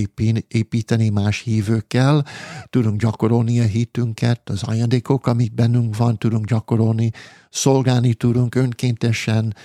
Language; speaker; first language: Hungarian; non-native, fluent; English